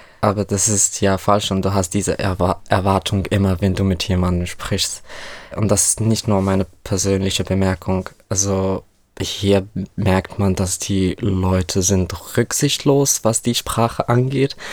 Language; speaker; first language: German; non-native, fluent; Arabic